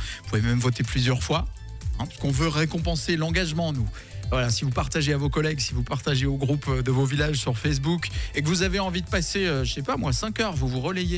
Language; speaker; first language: French; native; French